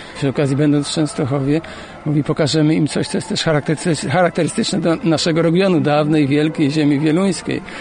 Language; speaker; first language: Polish; native; Polish